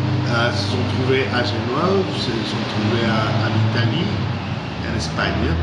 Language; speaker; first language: French; non-native, fluent; English